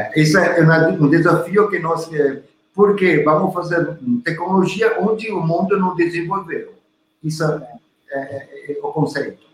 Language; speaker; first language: Portuguese; non-native, learner; Italian